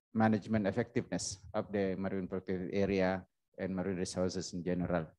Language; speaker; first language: English; non-native, fluent; Indonesian